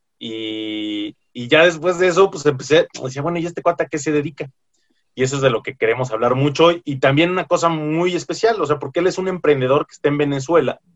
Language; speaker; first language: Spanish; native; Spanish